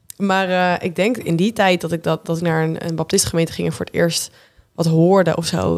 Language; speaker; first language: Dutch; native; Dutch